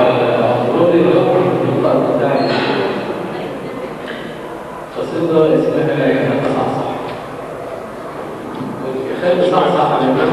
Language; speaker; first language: Arabic; native; Arabic